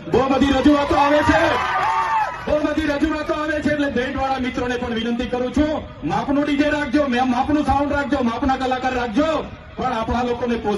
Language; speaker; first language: Gujarati; non-native, local second language; Vasavi